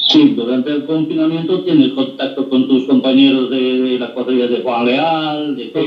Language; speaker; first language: Spanish; non-native, fluent; French